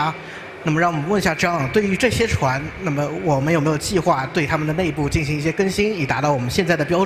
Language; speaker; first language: Chinese; native; Chinese